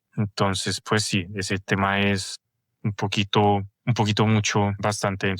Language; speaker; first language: Spanish; native; Spanish